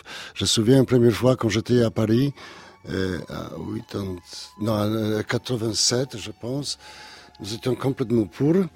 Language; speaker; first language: French; non-native, learner; Polish